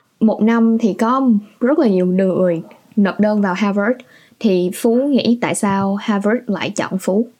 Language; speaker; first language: Vietnamese; native; Vietnamese